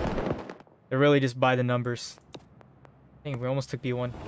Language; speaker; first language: English; native; English